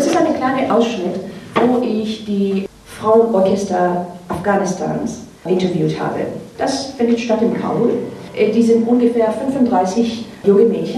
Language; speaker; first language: German; non-native, fluent; Persian